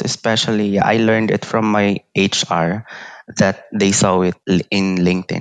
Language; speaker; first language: English; non-native, local second language; Iloko